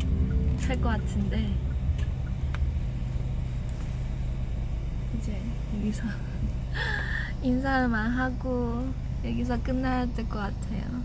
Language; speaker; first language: Korean; non-native, fluent; Chinese